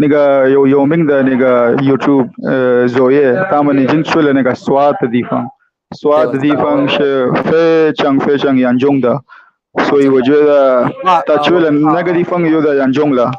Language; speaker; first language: Chinese; non-native, learner; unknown